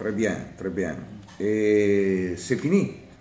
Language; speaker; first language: French; non-native, learner; Italian